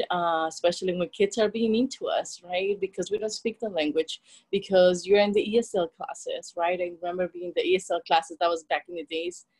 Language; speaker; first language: English; non-native, fluent; Spanish